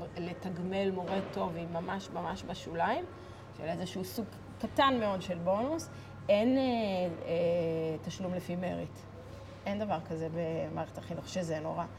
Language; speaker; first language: Hebrew; native; Hebrew